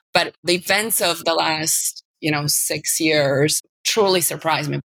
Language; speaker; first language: English; non-native, fluent; Bulgarian